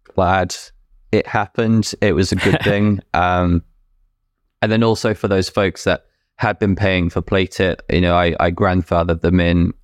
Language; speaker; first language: English; native; English